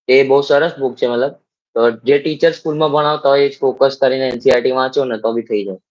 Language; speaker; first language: Gujarati; native; Gujarati